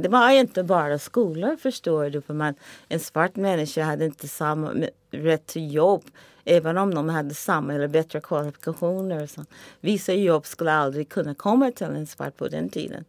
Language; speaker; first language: Swedish; non-native, fluent; English